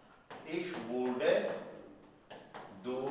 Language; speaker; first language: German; non-native, fluent; Hindi